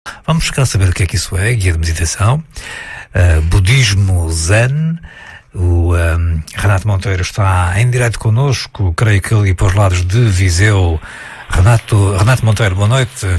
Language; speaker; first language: Portuguese; native; Portuguese